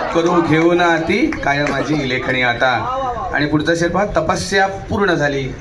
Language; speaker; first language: Marathi; non-native, local second language; Konkani